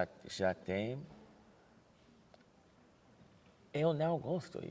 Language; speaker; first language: Portuguese; non-native, learner; English